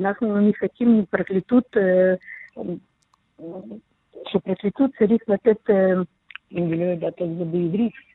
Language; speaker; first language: Hebrew; non-native, learner; Russian